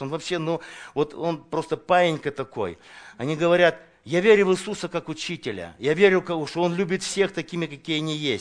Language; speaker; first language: Russian; native; Russian